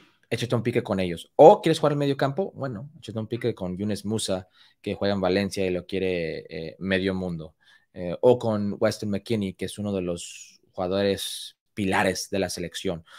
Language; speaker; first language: Spanish; early bilingual, heritage; Spanish